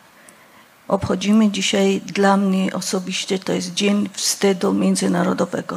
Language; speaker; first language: Polish; non-native, fluent; Persian